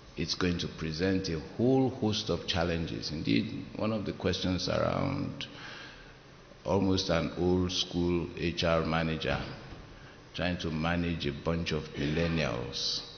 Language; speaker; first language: English; non-native, local second language; Yoruba